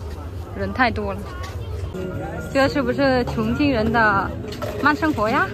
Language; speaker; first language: Chinese; non-native, fluent; Vietnamese